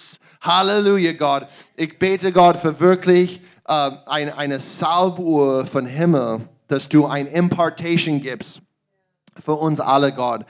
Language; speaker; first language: German; non-native, learner; English